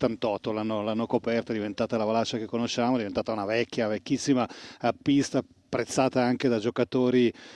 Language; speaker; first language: Italian; native; Italian